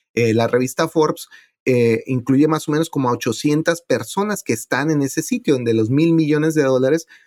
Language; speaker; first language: Spanish; native; Spanish